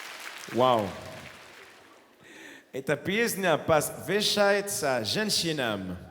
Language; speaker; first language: Russian; non-native, learner; French